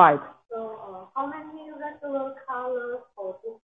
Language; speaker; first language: English; non-native, local second language; Chinese